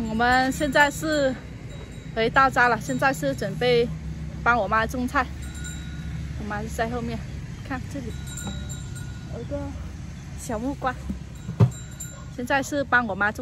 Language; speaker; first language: Chinese; non-native, fluent; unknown